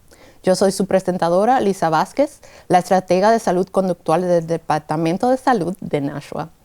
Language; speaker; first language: Spanish; early bilingual, heritage; Spanish